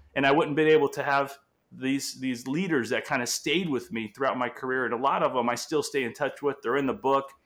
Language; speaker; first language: English; non-native, fluent; Portuguese